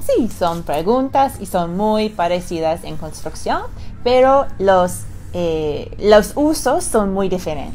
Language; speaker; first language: Spanish; non-native, fluent; English